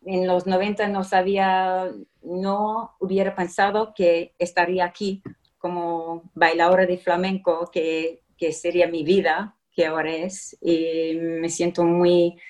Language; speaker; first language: Spanish; non-native, fluent; English